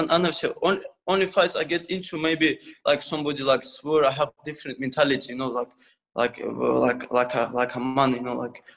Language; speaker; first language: English; non-native, fluent; Russian